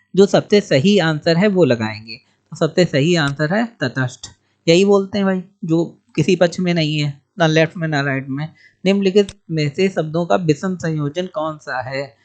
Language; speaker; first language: Hindi; native; Hindi